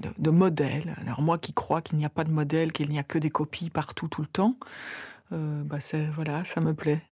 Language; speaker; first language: French; native; French